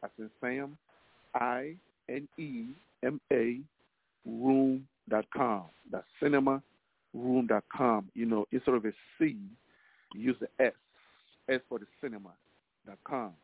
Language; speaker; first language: English; non-native, local second language; Igbo